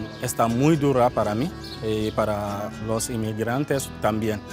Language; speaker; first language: Spanish; non-native, learner; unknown